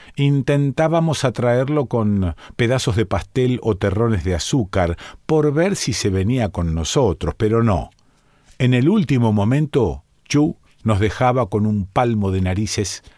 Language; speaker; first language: Spanish; native; Spanish